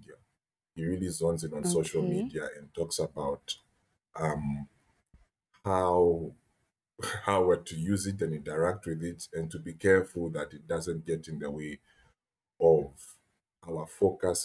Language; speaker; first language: English; native; English